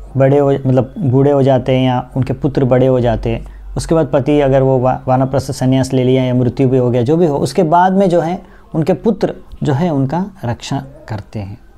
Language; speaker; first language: Hindi; non-native, local second language; Bangla